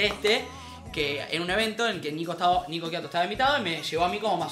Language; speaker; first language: Spanish; native; Spanish